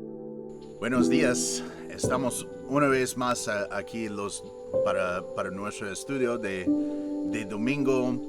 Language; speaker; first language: Spanish; non-native, fluent; English